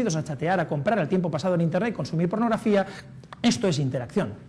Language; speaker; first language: Spanish; native; Spanish